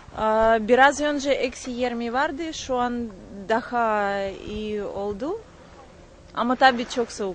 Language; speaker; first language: Turkish; non-native, learner; Russian